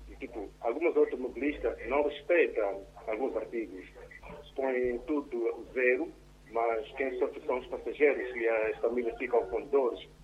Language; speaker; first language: Portuguese; non-native, local second language; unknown